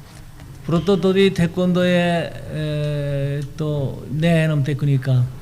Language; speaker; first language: Czech; non-native, learner; Korean